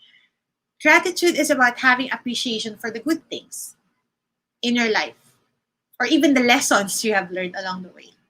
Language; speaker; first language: English; non-native, local second language; Filipino